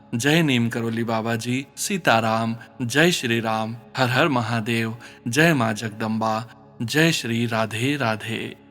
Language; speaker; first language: Hindi; native; Hindi